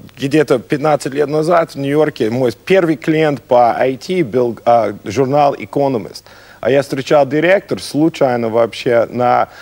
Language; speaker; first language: Russian; non-native, learner; English